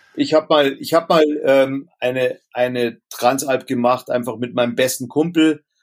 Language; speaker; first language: German; native; German